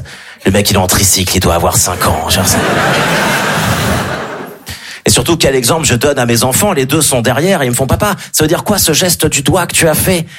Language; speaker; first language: French; native; French